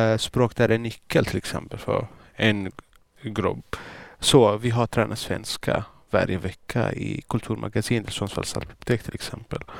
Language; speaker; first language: Swedish; non-native, fluent; Arabic